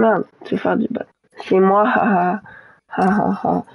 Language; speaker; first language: French; native; French